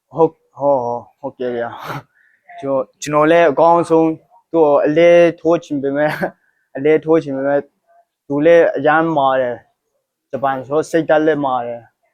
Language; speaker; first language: Burmese; non-native, local second language; Hakha Chin